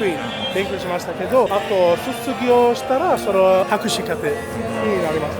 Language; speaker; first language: Japanese; non-native, learner; Arabic